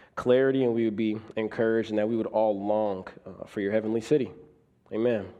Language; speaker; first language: English; native; English